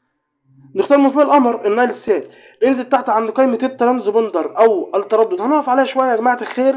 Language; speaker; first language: Arabic; native; Arabic